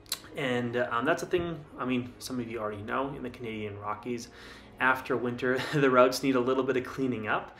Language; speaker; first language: English; native; English